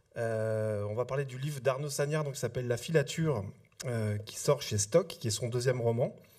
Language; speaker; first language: French; native; French